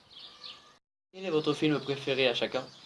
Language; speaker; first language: French; non-native, learner; Spanish